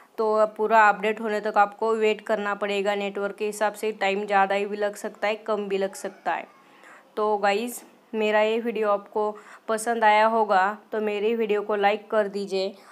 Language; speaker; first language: Hindi; non-native, local second language; Marathi